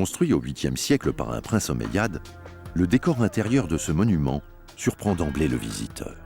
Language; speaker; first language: French; native; French